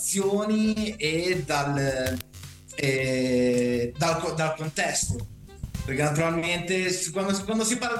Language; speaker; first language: Italian; native; Italian